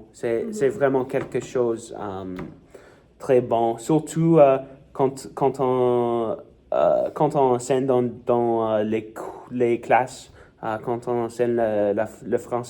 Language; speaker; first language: French; non-native, local second language; English